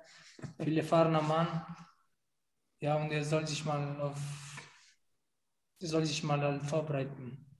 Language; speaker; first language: German; non-native, fluent; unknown